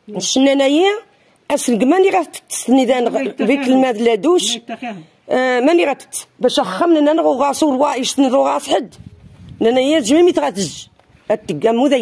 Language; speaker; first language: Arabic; non-native, local second language; Riffian